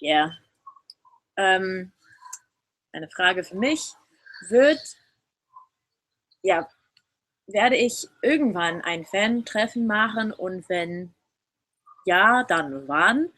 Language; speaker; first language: German; non-native, fluent; English